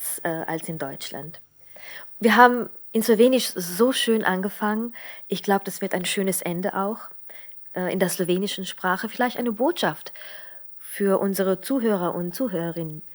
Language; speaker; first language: German; non-native, fluent; Slovenian